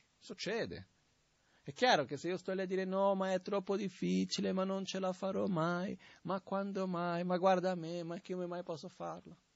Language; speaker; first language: Italian; non-native, fluent; Portuguese